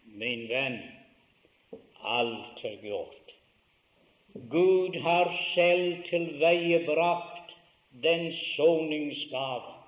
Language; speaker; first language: Norwegian; early bilingual, heritage; Norwegian